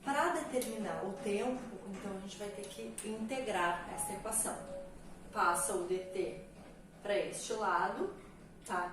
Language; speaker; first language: Portuguese; native; Portuguese